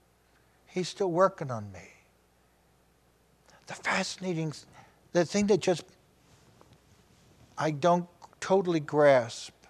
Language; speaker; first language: English; native; English